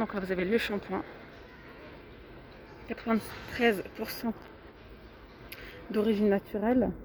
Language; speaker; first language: French; native; French